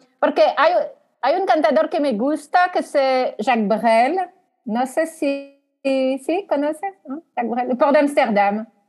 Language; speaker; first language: Spanish; non-native, fluent; French